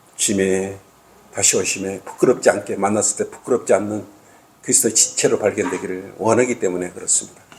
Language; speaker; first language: Korean; native; Korean